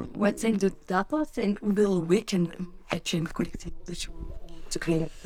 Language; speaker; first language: Dutch; non-native, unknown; French